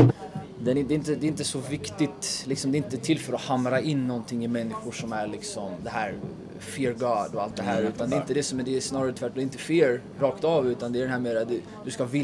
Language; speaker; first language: Swedish; native; Swedish